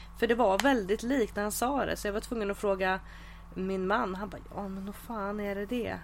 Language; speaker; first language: Swedish; native; Swedish